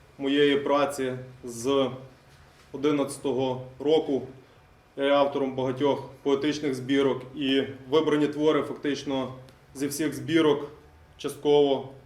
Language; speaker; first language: Ukrainian; native; Ukrainian